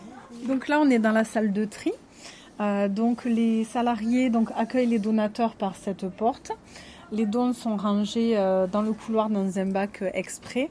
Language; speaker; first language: French; native; French